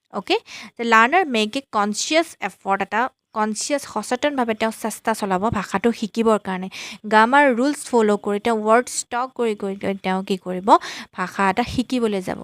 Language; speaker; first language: Assamese; native; Assamese